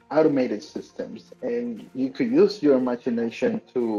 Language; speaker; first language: English; native; English